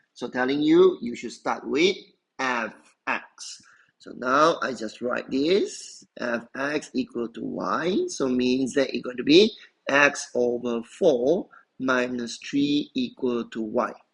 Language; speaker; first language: English; non-native, local second language; Chinese